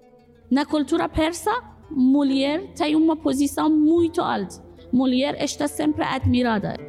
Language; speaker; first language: Portuguese; non-native, fluent; Persian